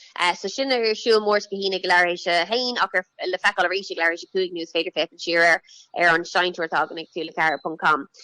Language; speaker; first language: Irish; native; Irish